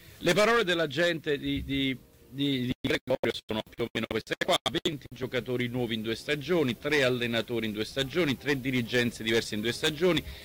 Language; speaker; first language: Italian; native; Italian